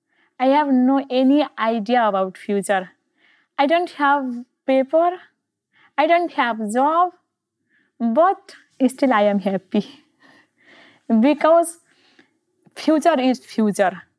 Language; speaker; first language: English; non-native, learner; Nepali